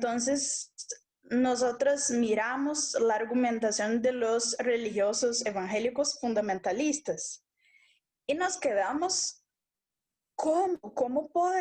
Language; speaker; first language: Spanish; non-native, local second language; Portuguese